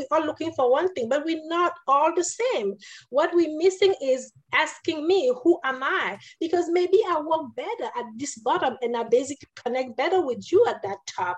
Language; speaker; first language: English; non-native, local second language; French